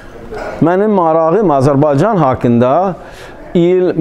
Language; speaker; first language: Azerbaijani; non-native, learner; English